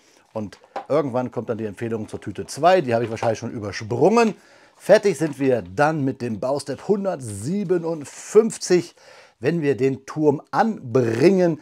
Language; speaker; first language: German; native; German